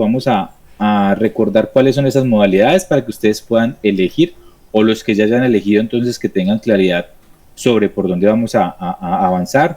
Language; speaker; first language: Spanish; native; Spanish